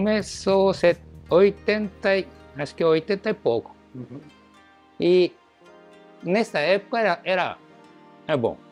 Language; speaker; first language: Portuguese; non-native, learner; Japanese